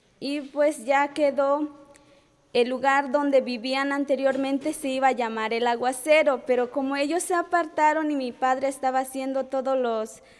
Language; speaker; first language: Spanish; non-native, local second language; Tzotzil